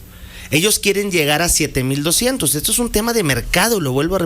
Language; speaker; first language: Spanish; native; Spanish